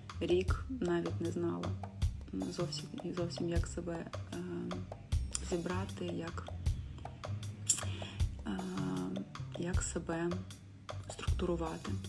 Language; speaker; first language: Ukrainian; non-native, local second language; Russian